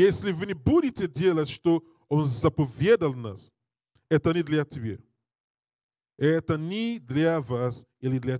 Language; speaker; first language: Russian; non-native, learner; English